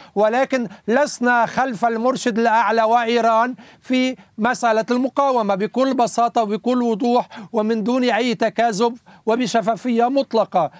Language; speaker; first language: Arabic; native; Arabic